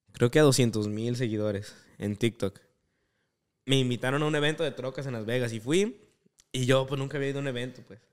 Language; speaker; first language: Spanish; native; Spanish